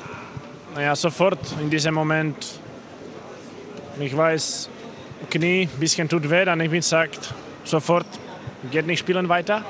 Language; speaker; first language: German; non-native, learner; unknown